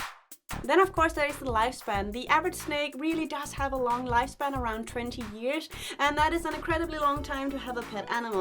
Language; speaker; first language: English; non-native, fluent; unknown